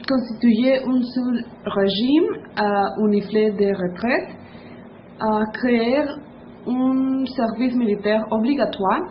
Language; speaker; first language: French; non-native, learner; Spanish